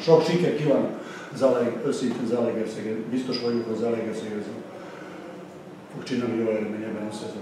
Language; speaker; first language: Hungarian; non-native, learner; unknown